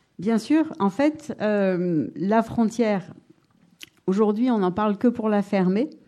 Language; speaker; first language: French; native; French